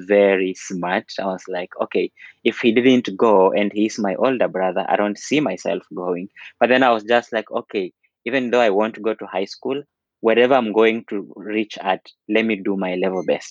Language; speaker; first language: English; non-native, local second language; Luyia